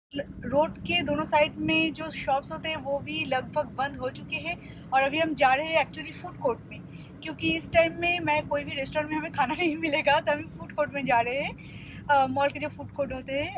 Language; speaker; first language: Hindi; non-native, local second language; Bangla